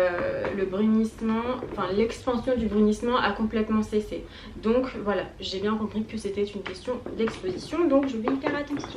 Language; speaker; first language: French; native; French